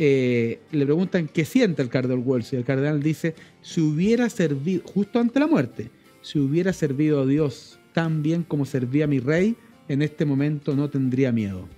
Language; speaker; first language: Spanish; native; Spanish